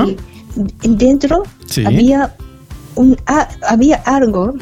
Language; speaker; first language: Spanish; non-native, fluent; Japanese